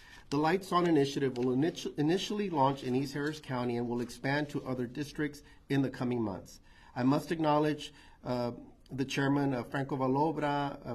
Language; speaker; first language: English; early bilingual, other home language; Spanish